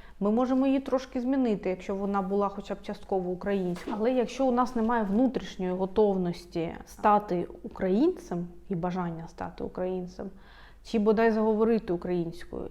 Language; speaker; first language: Ukrainian; non-native, local second language; Russian